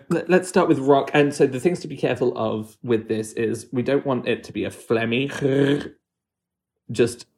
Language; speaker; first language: English; native; English